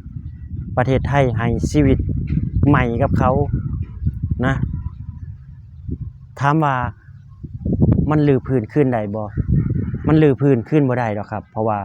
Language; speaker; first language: Thai; non-native, local second language; Lao